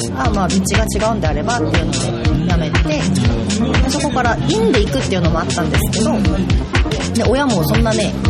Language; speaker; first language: Japanese; non-native, fluent; Korean